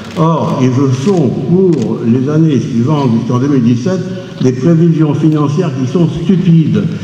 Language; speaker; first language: French; native; French